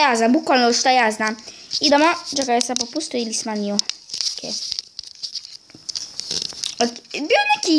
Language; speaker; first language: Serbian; early bilingual, heritage; Serbian